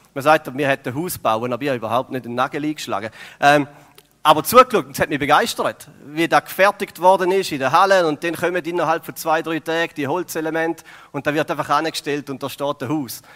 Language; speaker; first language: German; native; German